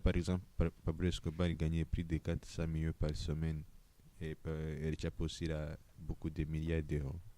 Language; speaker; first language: French; non-native, learner; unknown